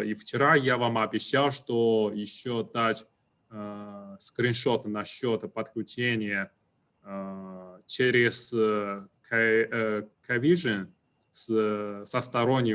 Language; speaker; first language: Russian; non-native, fluent; Chinese